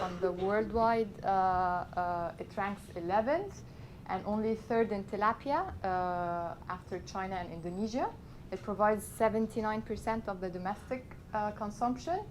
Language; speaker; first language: English; non-native, local second language; Arabic